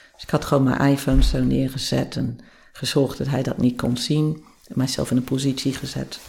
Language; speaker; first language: Dutch; non-native, fluent; English